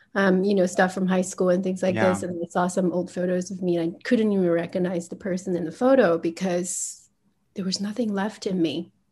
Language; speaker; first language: English; early bilingual, other home language; Chinese